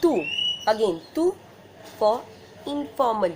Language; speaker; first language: Spanish; non-native, fluent; Bangla